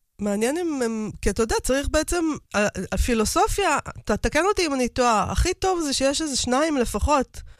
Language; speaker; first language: Hebrew; native; Hebrew